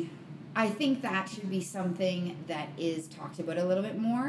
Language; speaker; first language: English; native; English